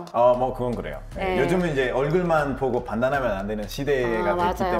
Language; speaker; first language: Korean; non-native, fluent; Spanish